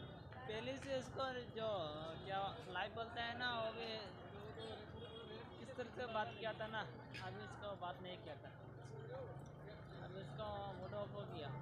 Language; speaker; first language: Hindi; non-native, local second language; Bangla